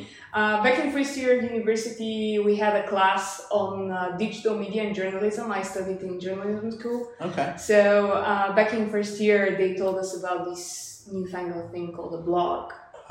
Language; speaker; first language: English; non-native, fluent; Bulgarian